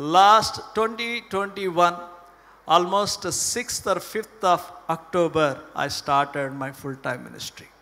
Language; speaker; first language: English; non-native, local second language; Telugu